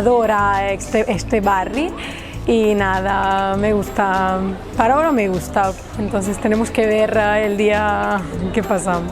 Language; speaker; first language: Spanish; non-native, learner; Italian